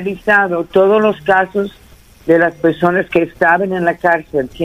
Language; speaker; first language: Spanish; early bilingual, heritage; Spanish